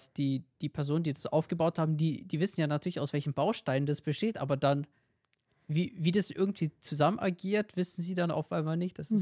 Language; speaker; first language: German; native; German